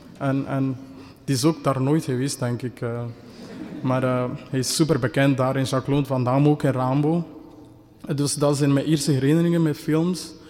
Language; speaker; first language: Dutch; non-native, fluent; Kinyarwanda